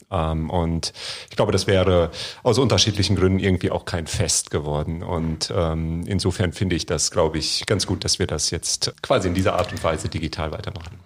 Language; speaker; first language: German; native; German